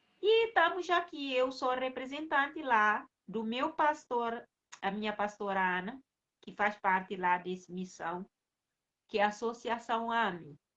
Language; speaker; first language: Portuguese; non-native, local second language; Kabuverdianu